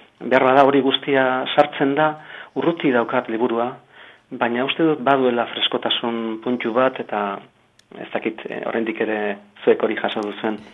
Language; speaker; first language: Basque; native; Basque